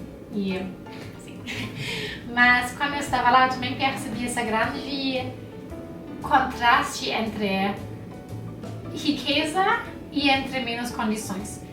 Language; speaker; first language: Portuguese; non-native, fluent; German